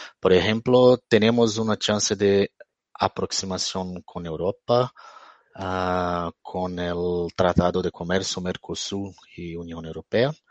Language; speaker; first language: Spanish; non-native, fluent; Portuguese